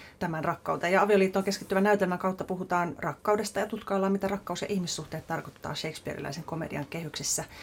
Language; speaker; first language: Finnish; native; Finnish